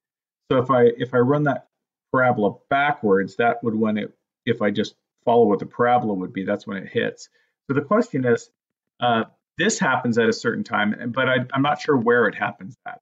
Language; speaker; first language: English; native; English